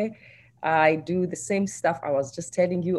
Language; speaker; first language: English; non-native, local second language; Xhosa